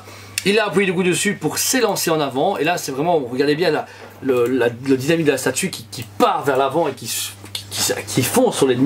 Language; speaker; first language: French; native; French